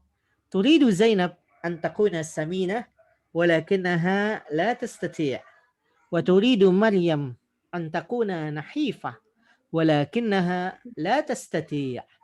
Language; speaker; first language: Arabic; non-native, fluent; Indonesian